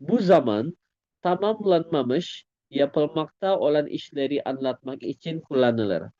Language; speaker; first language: Turkish; non-native, fluent; Indonesian